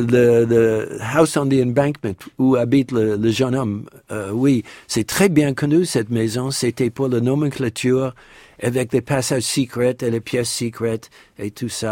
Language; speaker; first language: French; non-native, fluent; English